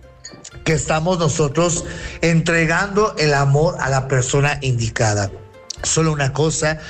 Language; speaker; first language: Spanish; native; Spanish